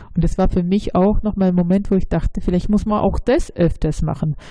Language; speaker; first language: German; early bilingual, other home language; Russian